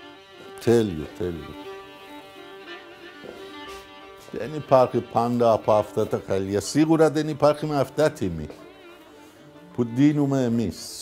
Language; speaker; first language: Greek; non-native, fluent; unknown